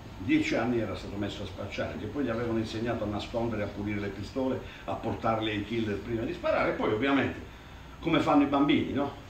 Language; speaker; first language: Italian; native; Italian